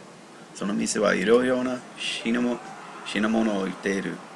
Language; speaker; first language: Japanese; non-native, learner; English